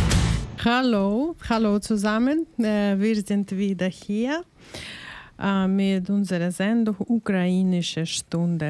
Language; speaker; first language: German; non-native, learner; Ukrainian